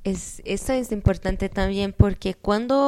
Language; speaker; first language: Spanish; non-native, fluent; Portuguese